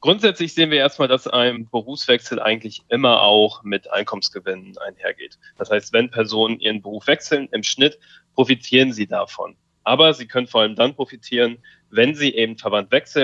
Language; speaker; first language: German; native; German